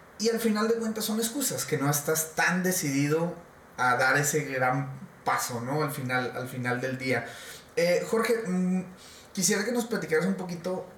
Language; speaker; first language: Spanish; native; Spanish